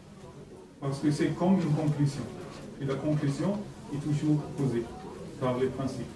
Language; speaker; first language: French; non-native, fluent; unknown